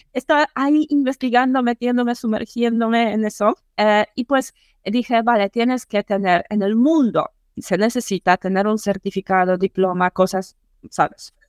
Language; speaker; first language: Spanish; non-native, fluent; Polish